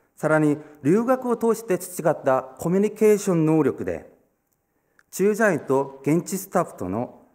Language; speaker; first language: Japanese; non-native, fluent; Korean